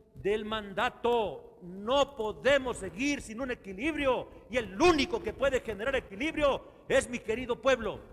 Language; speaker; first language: Spanish; native; Spanish